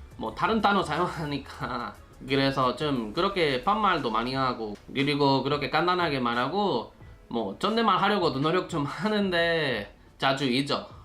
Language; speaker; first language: Korean; non-native, learner; Spanish